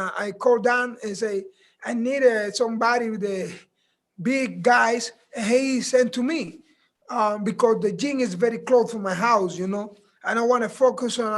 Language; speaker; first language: English; non-native, learner; Spanish